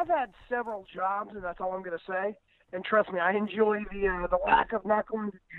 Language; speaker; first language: English; native; English